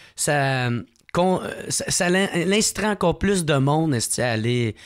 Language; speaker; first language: French; native; French